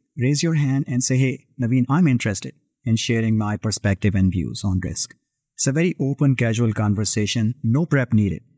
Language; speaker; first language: English; non-native, local second language; Hindi